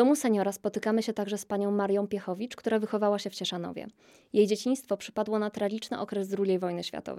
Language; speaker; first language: Polish; native; Polish